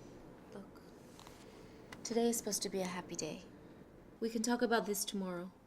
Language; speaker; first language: English; native; English